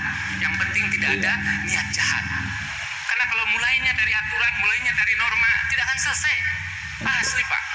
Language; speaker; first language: Indonesian; non-native, local second language; Sundanese